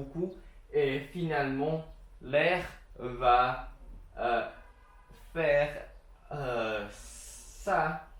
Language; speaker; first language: French; non-native, learner; Chinese